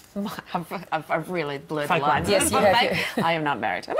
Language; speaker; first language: English; native; English